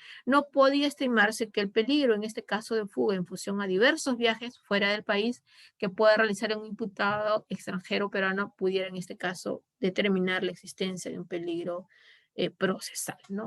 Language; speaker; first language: Spanish; native; Spanish